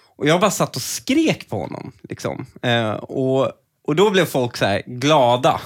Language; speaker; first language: Swedish; early bilingual, other home language; Persian